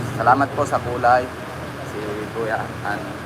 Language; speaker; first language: Filipino; non-native, learner; Punjabi